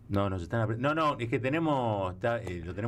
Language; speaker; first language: Spanish; native; Spanish